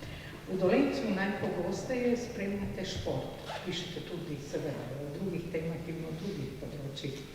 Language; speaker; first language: Slovenian; native; Slovenian